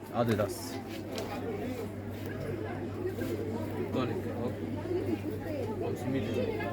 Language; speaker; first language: Arabic; native; Arabic